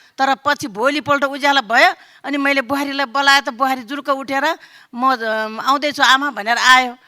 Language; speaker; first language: Nepali; non-native, local second language; Eastern Tamang